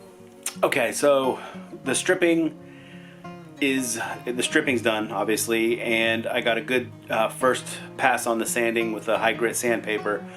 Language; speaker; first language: English; native; English